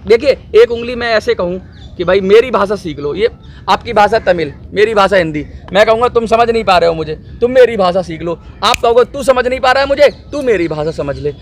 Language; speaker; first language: Hindi; native; Hindi